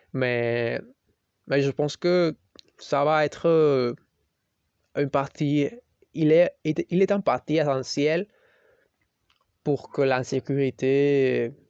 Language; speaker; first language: French; non-native, learner; Spanish